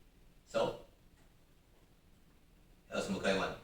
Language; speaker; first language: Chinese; non-native, learner; English